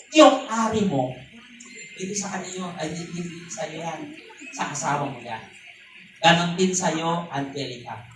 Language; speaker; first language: Filipino; non-native, local second language; Iloko